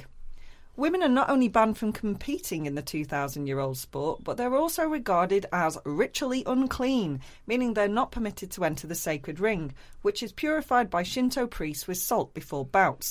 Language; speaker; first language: English; native; English